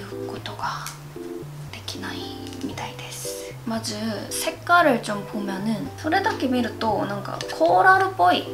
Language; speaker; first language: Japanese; non-native, learner; Korean